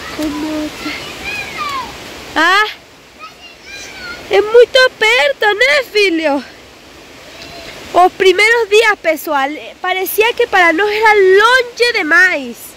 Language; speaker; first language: Portuguese; non-native, local second language; Spanish